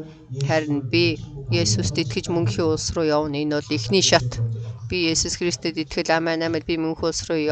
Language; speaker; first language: Mongolian; early bilingual, other home language; Korean